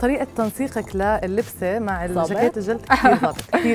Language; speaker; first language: Arabic; native; Arabic